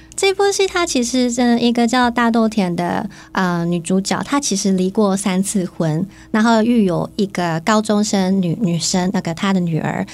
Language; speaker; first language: Chinese; native; Chinese